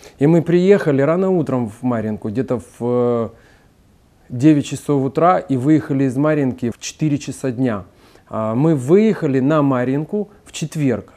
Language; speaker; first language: Russian; native; Russian